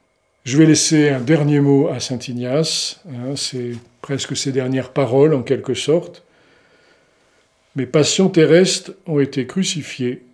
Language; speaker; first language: French; native; French